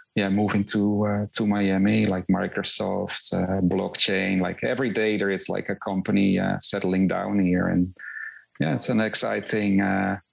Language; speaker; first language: English; non-native, fluent; Dutch